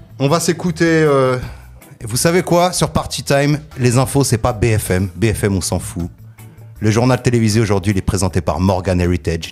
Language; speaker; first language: French; native; French